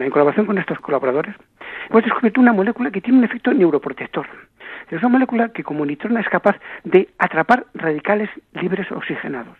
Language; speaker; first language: Spanish; native; Spanish